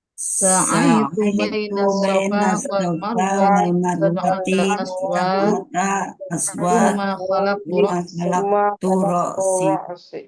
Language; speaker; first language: Arabic; non-native, learner; Indonesian